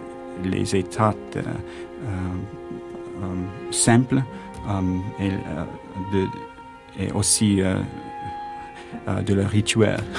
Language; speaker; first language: French; non-native, learner; English